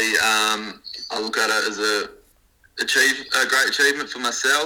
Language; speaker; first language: English; native; English